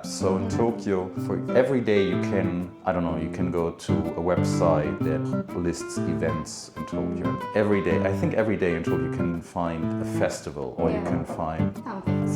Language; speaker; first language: English; non-native, fluent; German